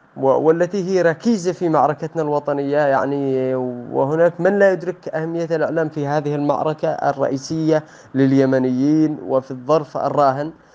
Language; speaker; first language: Arabic; native; Arabic